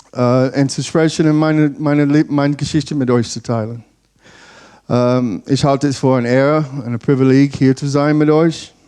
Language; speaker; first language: German; non-native, learner; English